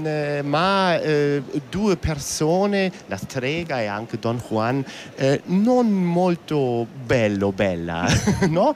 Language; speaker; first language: Italian; non-native, learner; German